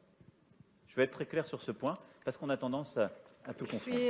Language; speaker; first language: French; native; French